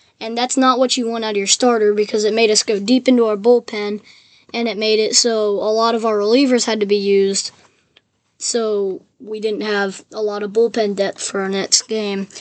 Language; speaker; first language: English; native; English